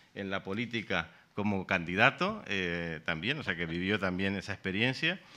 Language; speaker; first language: Spanish; native; Spanish